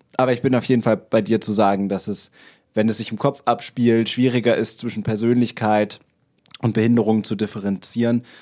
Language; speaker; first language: German; native; German